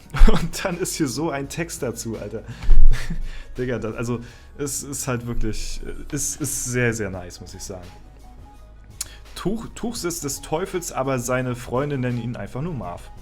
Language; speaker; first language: German; native; German